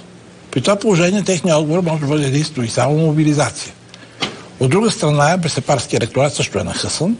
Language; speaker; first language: Bulgarian; native; Bulgarian